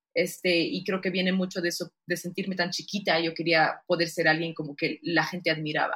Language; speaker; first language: Spanish; early bilingual, heritage; Spanish